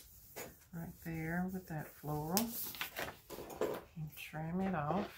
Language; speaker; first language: English; native; English